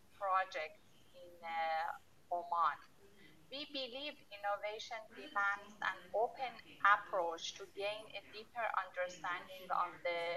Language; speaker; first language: English; non-native, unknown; Persian